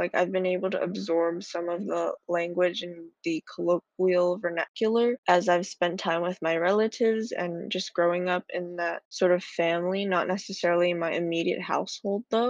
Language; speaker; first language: English; native; English